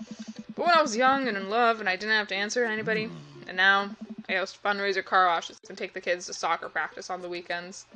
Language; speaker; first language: English; native; English